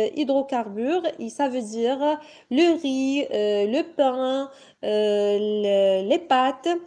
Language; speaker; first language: French; non-native, local second language; Arabic